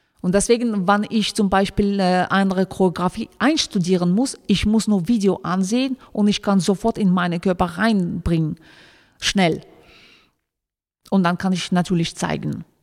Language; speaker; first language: German; non-native, fluent; Russian